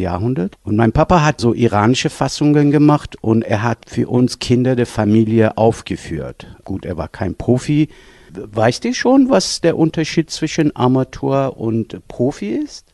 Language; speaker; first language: German; non-native, fluent; Persian